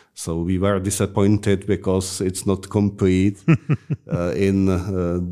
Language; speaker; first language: English; non-native, fluent; Czech